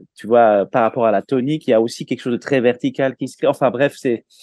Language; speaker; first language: French; native; French